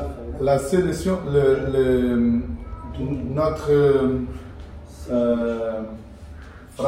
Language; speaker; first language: French; non-native, learner; Portuguese